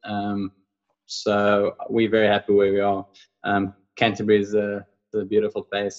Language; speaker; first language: English; non-native, local second language; Afrikaans